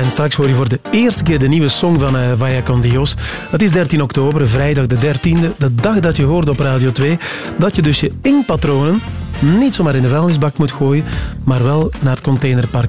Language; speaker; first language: Dutch; native; Dutch